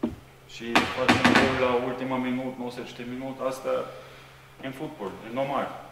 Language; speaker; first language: Romanian; non-native, learner; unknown